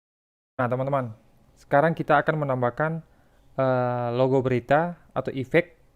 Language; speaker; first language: Indonesian; native; Indonesian